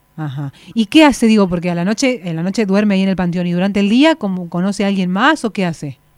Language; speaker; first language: Spanish; native; Spanish